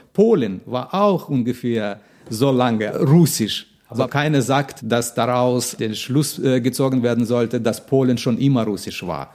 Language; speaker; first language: German; non-native, fluent; Russian